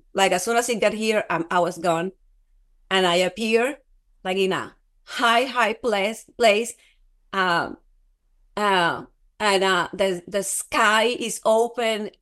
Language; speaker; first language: English; non-native, fluent; Spanish